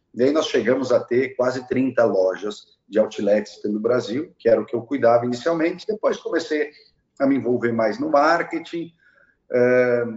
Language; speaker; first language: Portuguese; native; Portuguese